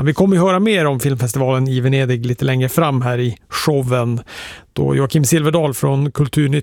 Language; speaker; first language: Swedish; native; Swedish